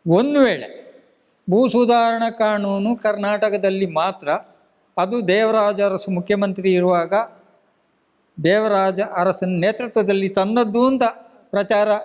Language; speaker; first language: Kannada; native; Kannada